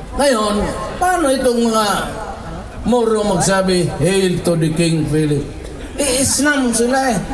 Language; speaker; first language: Filipino; non-native, local second language; Cebuano